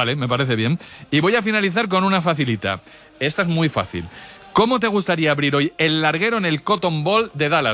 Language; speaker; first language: Spanish; native; Spanish